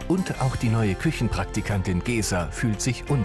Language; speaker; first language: German; native; German